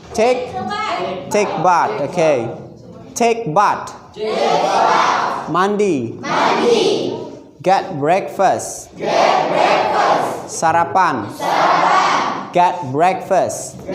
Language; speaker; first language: English; non-native, fluent; Indonesian